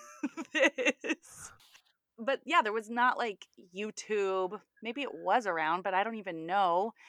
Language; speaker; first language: English; native; English